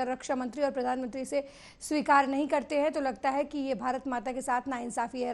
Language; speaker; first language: Hindi; native; Hindi